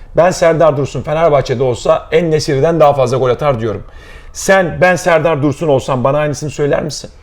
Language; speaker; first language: Turkish; native; Turkish